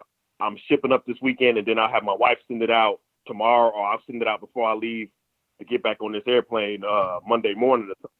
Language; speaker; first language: English; native; English